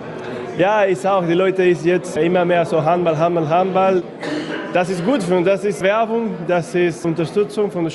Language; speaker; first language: German; non-native, fluent; Spanish